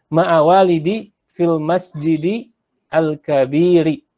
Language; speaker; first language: Arabic; non-native, fluent; Indonesian